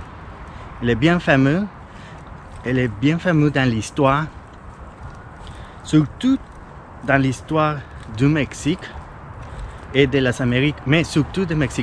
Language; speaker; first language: French; non-native, fluent; Spanish